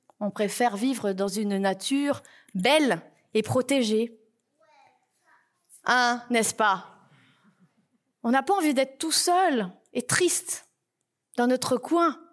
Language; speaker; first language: French; native; French